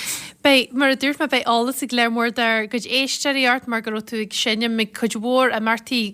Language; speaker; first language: Irish; native; Irish